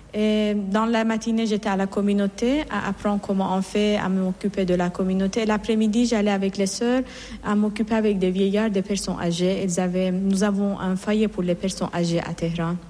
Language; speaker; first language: French; non-native, fluent; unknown